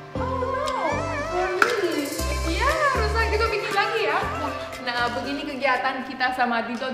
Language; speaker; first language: Indonesian; non-native, fluent; Romanian